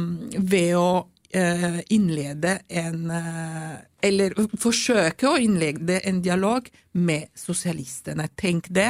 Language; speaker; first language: Norwegian; non-native, fluent; Italian